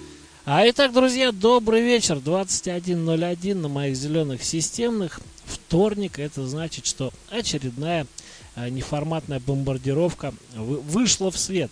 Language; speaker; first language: Russian; native; Russian